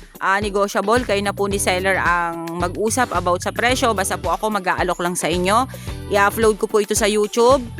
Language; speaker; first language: Filipino; native; Filipino